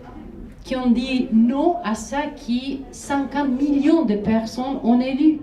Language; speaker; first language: French; non-native, fluent; Spanish